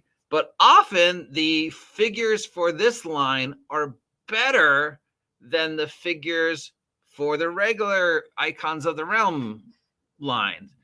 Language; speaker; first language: English; native; English